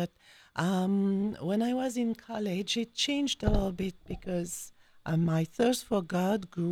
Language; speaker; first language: English; non-native, fluent; French